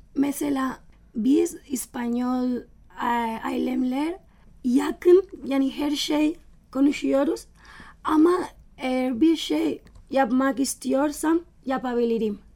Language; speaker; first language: Turkish; non-native, learner; Spanish